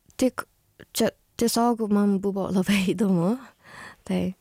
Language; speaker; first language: Lithuanian; non-native, learner; Japanese